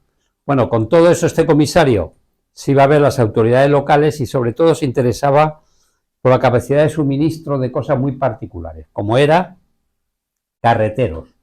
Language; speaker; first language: Spanish; native; Spanish